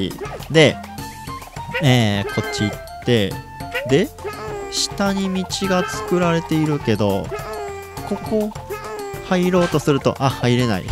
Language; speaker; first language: Japanese; native; Japanese